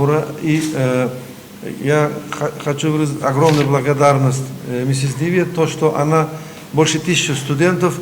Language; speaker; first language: Russian; non-native, local second language; Uzbek